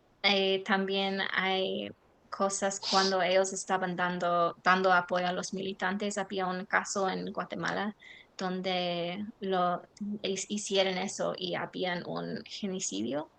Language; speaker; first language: Spanish; non-native, learner; English